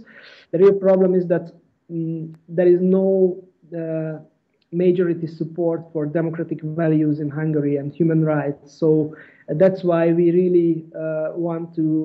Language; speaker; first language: English; non-native, fluent; Hungarian